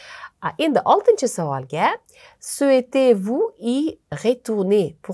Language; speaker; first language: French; non-native, fluent; Uzbek